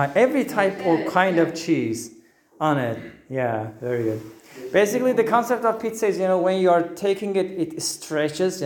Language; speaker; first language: English; non-native, fluent; Turkish